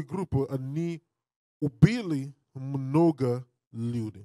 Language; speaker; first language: Russian; non-native, learner; English